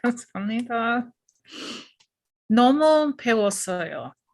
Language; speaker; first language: Korean; non-native, learner; English